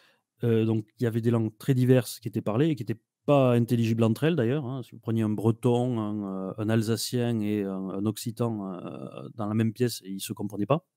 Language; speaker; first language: French; native; French